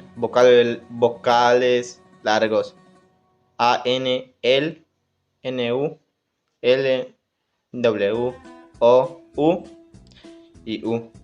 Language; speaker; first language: Spanish; native; Spanish